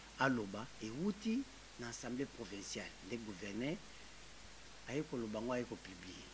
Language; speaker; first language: Lingala; native; Lingala